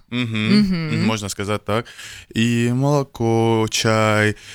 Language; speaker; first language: Russian; non-native, learner; Arabic